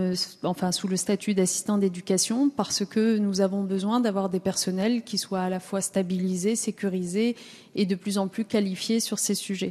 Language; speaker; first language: French; native; French